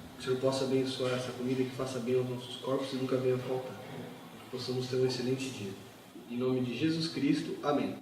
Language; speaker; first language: Portuguese; native; Portuguese